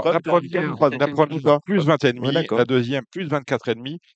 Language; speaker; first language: French; native; French